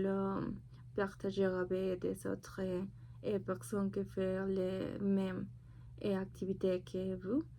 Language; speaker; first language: French; non-native, learner; Spanish